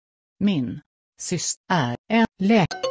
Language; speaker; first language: Swedish; non-native, learner; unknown